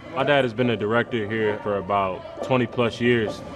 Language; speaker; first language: English; native; English